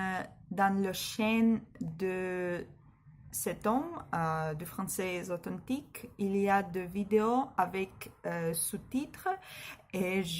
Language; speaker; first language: French; non-native, learner; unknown